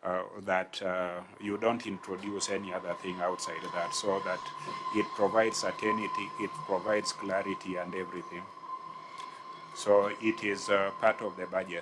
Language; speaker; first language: English; non-native, local second language; Luo (Kenya and Tanzania)